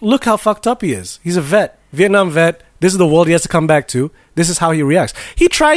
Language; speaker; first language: English; native; English